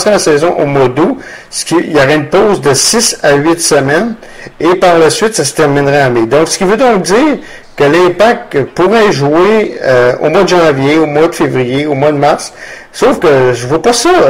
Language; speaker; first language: French; native; French